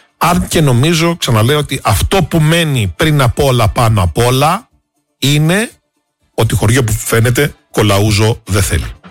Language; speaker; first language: Greek; native; Greek